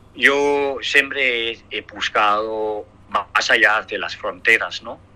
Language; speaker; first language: Spanish; non-native, fluent; Danish